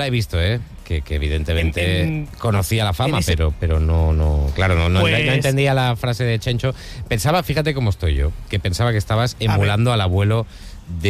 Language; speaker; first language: Spanish; native; Spanish